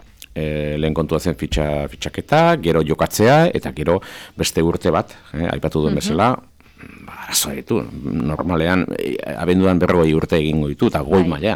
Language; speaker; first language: Basque; native; Basque